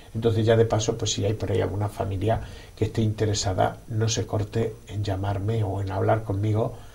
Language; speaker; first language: Spanish; native; Spanish